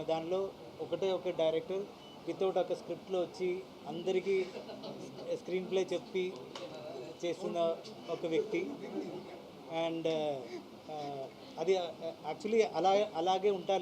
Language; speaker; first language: Telugu; non-native, fluent; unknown